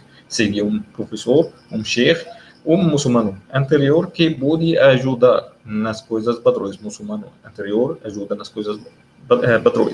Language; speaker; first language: Portuguese; non-native, learner; Arabic